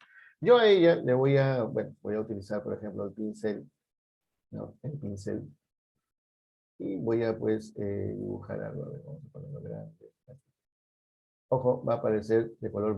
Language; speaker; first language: Spanish; native; Spanish